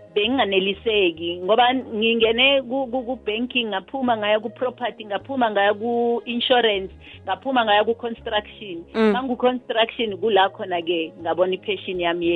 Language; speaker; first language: Zulu; non-native, local second language; South Ndebele